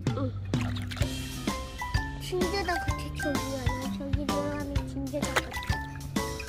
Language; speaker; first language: Korean; early bilingual, heritage; Korean